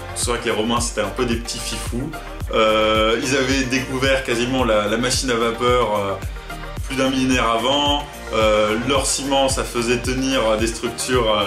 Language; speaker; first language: French; native; French